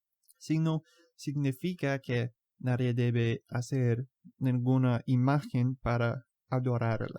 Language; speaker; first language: Spanish; non-native, fluent; English